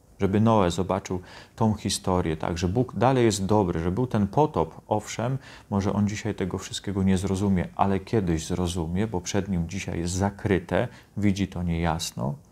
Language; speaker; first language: Polish; native; Polish